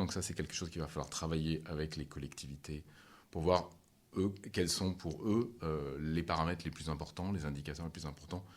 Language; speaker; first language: French; native; French